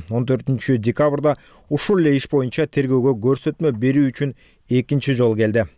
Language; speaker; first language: Kyrgyz; native; Kyrgyz